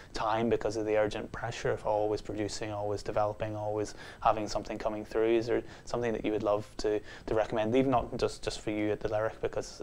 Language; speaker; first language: English; native; English